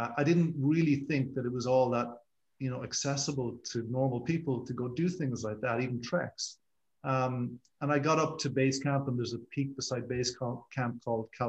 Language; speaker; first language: English; native; English